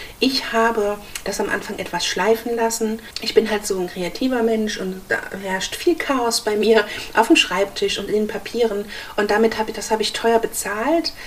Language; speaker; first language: German; native; German